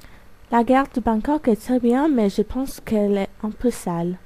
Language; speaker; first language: French; non-native, learner; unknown